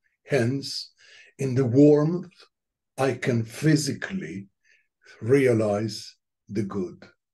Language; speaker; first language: English; non-native, fluent; Spanish